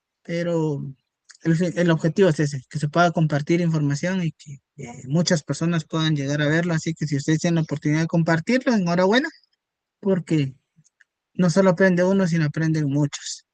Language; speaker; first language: Spanish; native; Spanish